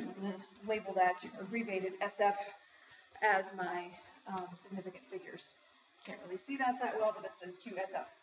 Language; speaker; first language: English; native; English